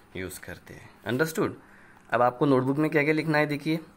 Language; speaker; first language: Hindi; non-native, local second language; Marathi